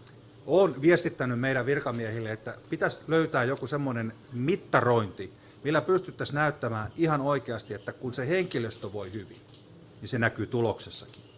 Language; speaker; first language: Finnish; native; Finnish